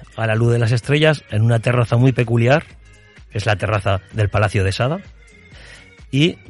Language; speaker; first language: Spanish; native; Spanish